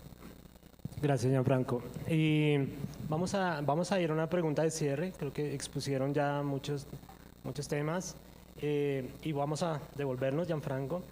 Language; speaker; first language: Spanish; native; Spanish